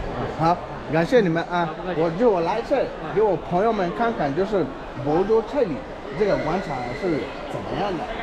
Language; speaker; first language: Chinese; non-native, learner; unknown